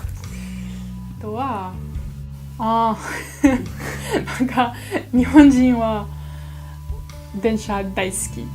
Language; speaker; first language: Japanese; non-native, learner; French